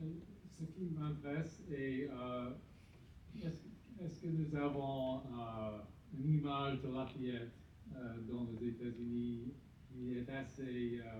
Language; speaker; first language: French; non-native, learner; English